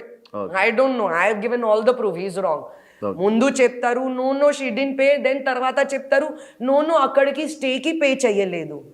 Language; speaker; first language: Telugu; non-native, local second language; Hindi